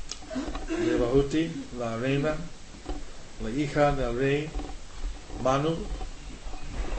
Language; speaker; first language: Spanish; non-native, learner; English